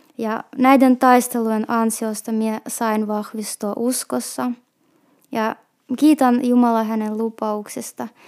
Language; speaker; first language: Finnish; non-native, fluent; Russian